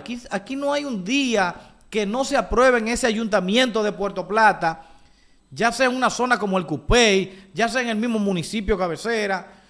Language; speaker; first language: Spanish; native; Spanish